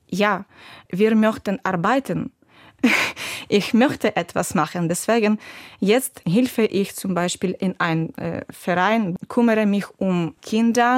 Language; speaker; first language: German; non-native, learner; Ukrainian